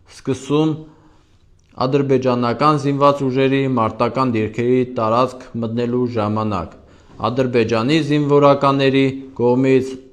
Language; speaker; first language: Armenian; native; Armenian